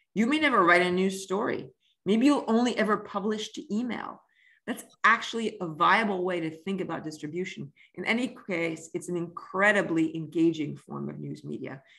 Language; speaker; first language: English; early bilingual, other home language; French